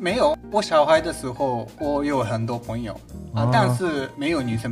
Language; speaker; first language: Chinese; non-native, learner; Japanese